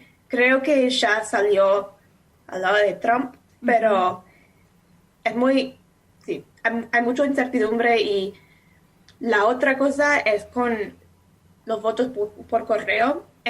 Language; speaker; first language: Spanish; non-native, fluent; English